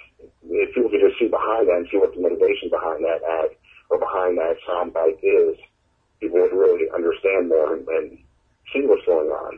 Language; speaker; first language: English; native; English